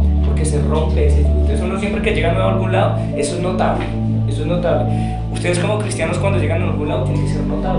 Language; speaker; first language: Spanish; native; Spanish